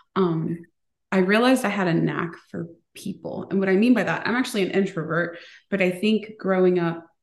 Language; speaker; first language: English; early bilingual, other home language; Spanish